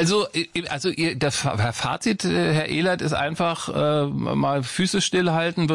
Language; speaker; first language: German; native; German